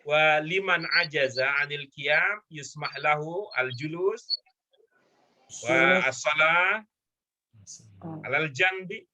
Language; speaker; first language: Arabic; non-native, fluent; Indonesian